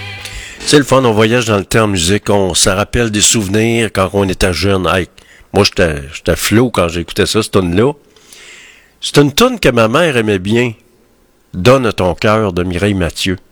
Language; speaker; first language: French; native; French